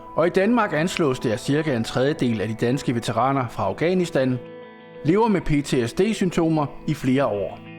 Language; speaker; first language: Danish; native; Danish